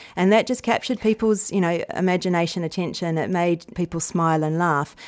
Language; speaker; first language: English; native; English